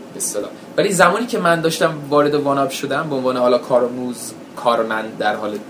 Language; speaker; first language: Persian; early bilingual, heritage; Persian